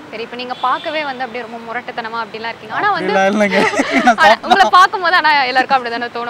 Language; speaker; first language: Tamil; native; Tamil